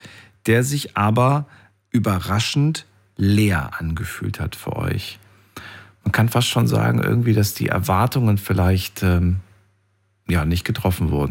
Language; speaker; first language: German; native; German